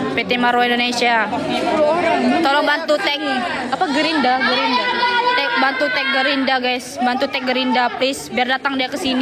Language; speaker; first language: Indonesian; native; Indonesian